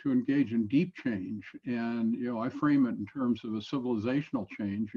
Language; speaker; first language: English; native; English